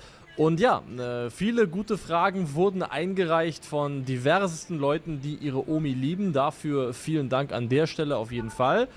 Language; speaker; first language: German; native; German